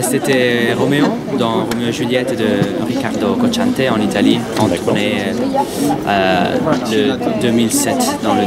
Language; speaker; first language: French; non-native, fluent; Italian